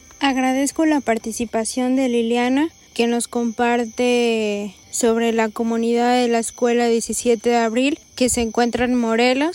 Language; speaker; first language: Spanish; native; Spanish